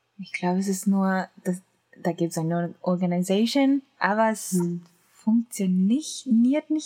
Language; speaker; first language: German; non-native, learner; Japanese